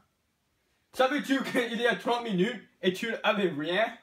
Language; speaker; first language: French; non-native, learner; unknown